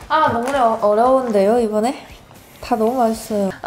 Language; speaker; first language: Korean; non-native, learner; Chinese